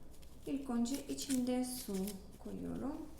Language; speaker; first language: Turkish; non-native, learner; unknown